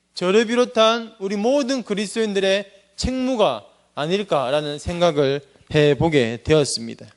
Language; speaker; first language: Korean; native; Korean